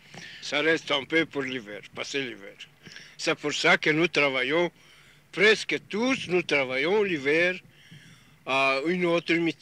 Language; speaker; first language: French; non-native, learner; Russian